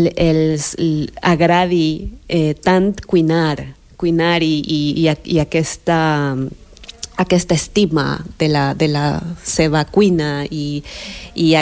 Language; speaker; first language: Catalan; non-native, fluent; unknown